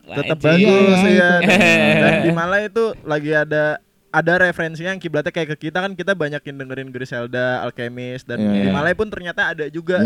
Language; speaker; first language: Indonesian; native; Indonesian